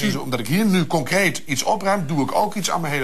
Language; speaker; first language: Dutch; native; Dutch